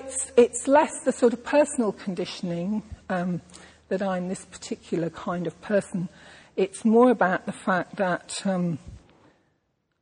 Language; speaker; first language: English; native; English